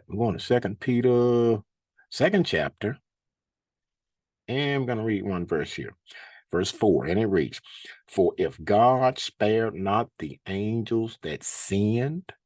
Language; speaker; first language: English; native; English